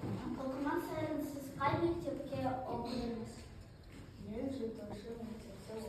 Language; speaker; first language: Kazakh; non-native, local second language; Russian